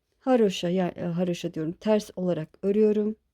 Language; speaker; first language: Turkish; native; Turkish